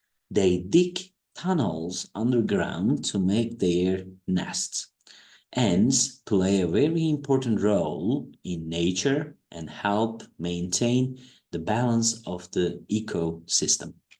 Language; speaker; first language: English; non-native, fluent; Turkish